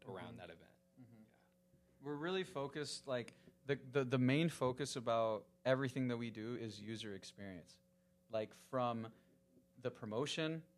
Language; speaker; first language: English; early bilingual, other home language; Spanish